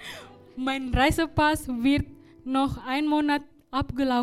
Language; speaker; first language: German; non-native, learner; Indonesian